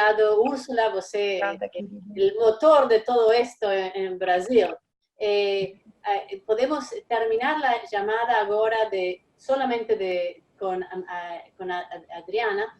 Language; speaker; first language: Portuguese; non-native, learner; Spanish